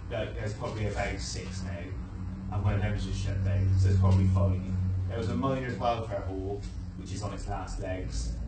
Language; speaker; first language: English; native; English